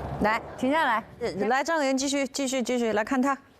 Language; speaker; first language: Chinese; native; Chinese